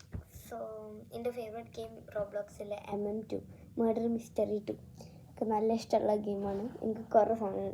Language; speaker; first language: Malayalam; early bilingual, heritage; Malayalam